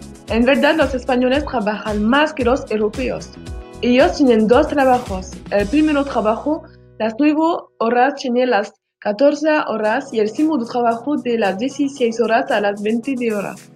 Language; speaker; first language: Spanish; non-native, learner; French